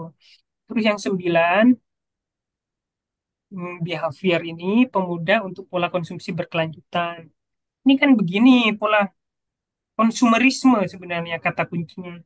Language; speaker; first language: Indonesian; native; Indonesian